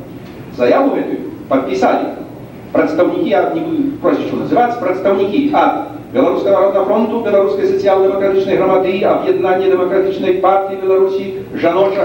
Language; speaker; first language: Belarusian; native; Belarusian